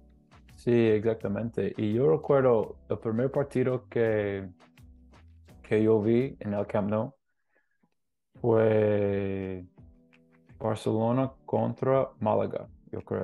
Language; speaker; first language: Spanish; non-native, learner; English